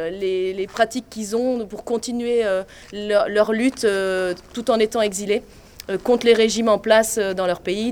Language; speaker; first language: French; native; French